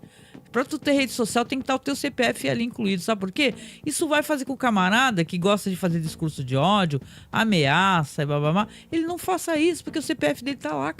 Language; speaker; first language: Portuguese; native; Portuguese